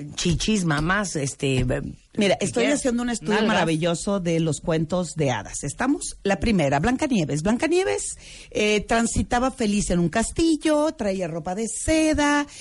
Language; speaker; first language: Spanish; native; Spanish